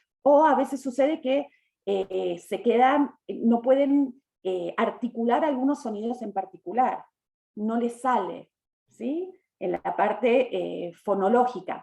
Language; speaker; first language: Spanish; native; Spanish